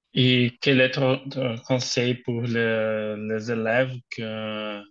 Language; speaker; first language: French; non-native, learner; Portuguese